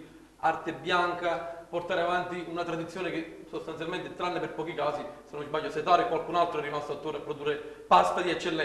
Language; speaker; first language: Italian; native; Italian